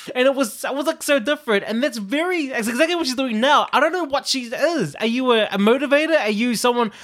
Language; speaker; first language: English; native; English